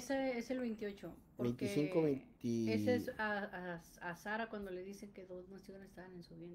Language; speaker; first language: Spanish; native; Spanish